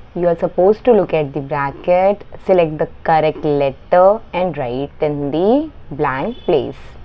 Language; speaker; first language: English; non-native, local second language; Marathi